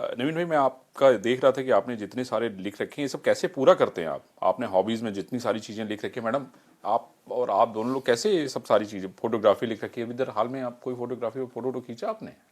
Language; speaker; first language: Hindi; native; Hindi